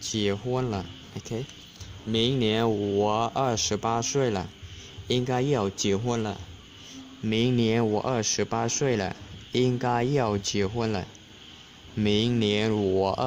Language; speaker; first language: Chinese; non-native, fluent; Khmer